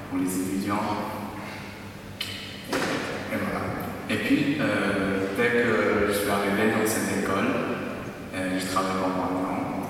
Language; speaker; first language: French; non-native, learner; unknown